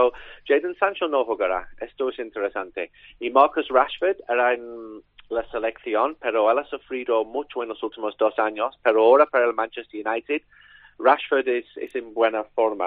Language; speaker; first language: Spanish; non-native, learner; English